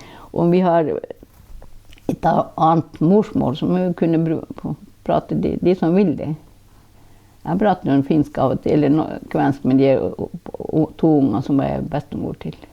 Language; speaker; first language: Norwegian; non-native, local second language; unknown